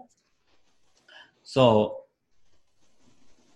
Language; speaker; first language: English; non-native, fluent; Tibetan